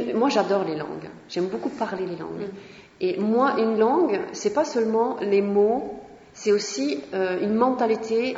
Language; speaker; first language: French; non-native, fluent; Swedish